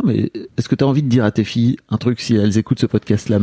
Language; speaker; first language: French; native; French